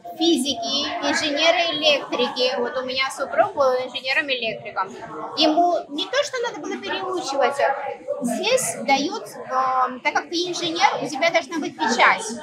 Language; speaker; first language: Russian; native; Russian